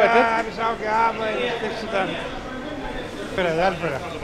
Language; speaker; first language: German; non-native, learner; Greek